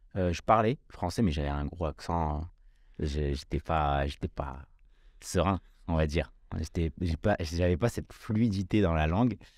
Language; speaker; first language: French; early bilingual, other home language; Kabyle